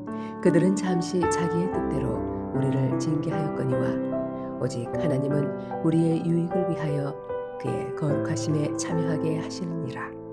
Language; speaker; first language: Korean; native; Korean